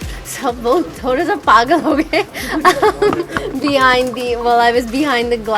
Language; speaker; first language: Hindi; non-native, learner; English